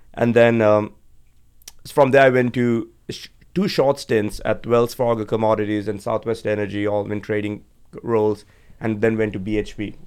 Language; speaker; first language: English; non-native, local second language; Sinhala